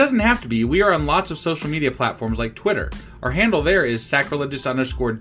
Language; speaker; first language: English; native; English